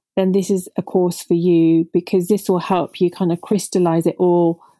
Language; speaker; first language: English; non-native, local second language; Punjabi